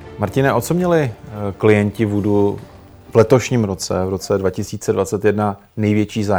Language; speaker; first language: Czech; native; Czech